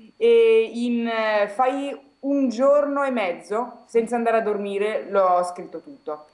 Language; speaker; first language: Italian; native; Italian